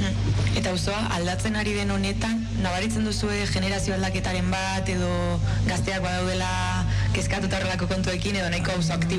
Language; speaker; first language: Basque; native; Basque